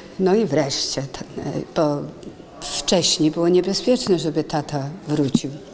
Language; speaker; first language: Polish; early bilingual, heritage; Polish